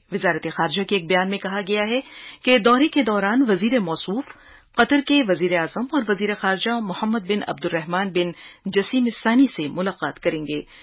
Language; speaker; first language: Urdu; native; Urdu